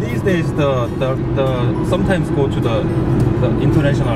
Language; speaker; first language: English; non-native, learner; Korean